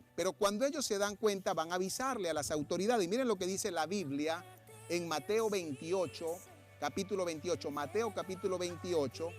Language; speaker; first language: Spanish; native; Spanish